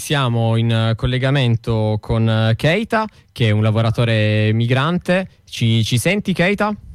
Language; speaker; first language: Italian; native; Italian